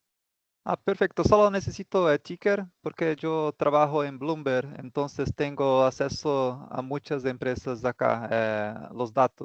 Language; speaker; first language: Spanish; non-native, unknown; Portuguese